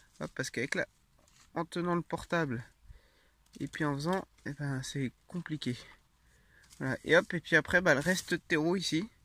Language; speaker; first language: French; native; French